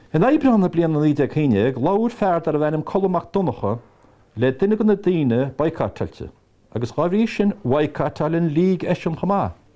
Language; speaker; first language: Irish; native; Irish